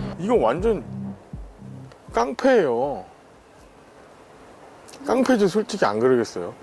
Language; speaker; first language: Korean; native; Korean